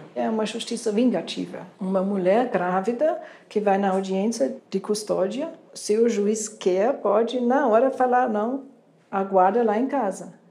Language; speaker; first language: Portuguese; non-native, fluent; German